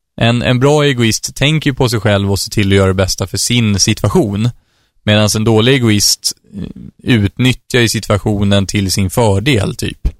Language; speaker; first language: Swedish; native; Swedish